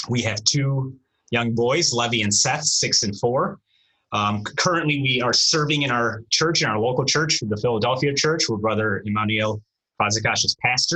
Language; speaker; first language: English; early bilingual, other home language; Romanian